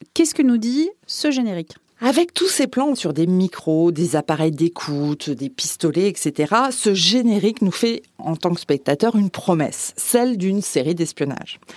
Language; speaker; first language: French; native; French